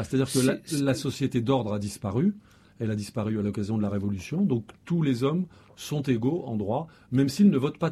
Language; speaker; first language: French; native; French